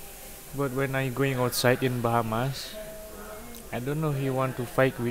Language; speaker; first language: English; non-native, learner; Indonesian